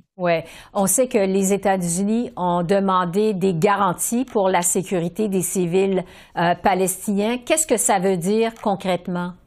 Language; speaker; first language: French; native; French